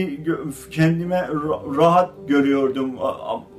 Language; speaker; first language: Turkish; non-native, fluent; Azerbaijani